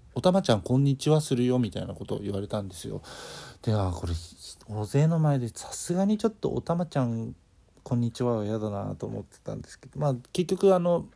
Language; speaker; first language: Japanese; native; Japanese